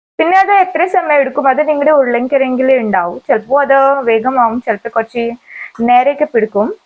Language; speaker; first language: Malayalam; non-native, learner; Hindi